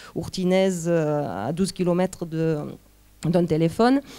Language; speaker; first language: French; non-native, fluent; German